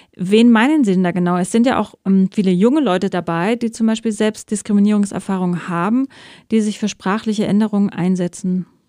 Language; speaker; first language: German; early bilingual, other home language; Persian